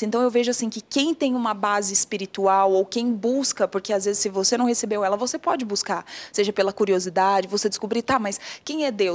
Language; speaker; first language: Portuguese; native; Portuguese